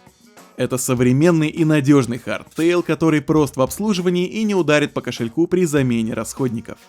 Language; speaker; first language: Russian; native; Russian